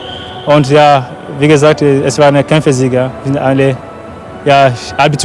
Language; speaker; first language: German; non-native, learner; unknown